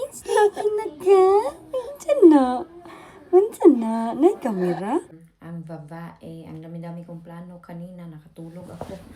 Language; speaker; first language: Filipino; non-native, local second language; Cebuano